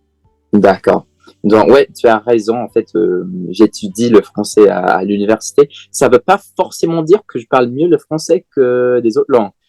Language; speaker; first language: French; non-native, fluent; English